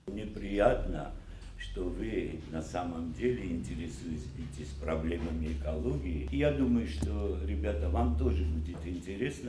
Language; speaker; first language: Russian; non-native, local second language; Ossetic